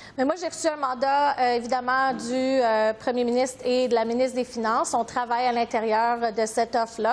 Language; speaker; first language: French; native; French